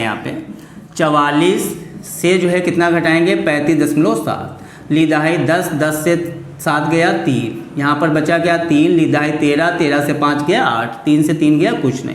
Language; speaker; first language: Hindi; native; Hindi